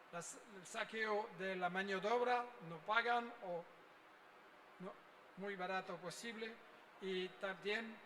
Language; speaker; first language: Spanish; non-native, fluent; French